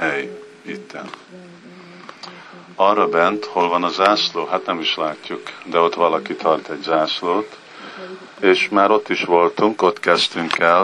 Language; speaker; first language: Hungarian; early bilingual, heritage; Hungarian